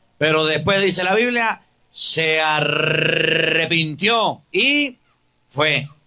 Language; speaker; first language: Spanish; native; Spanish